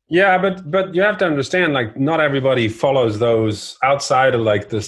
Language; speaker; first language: English; non-native, fluent; Norwegian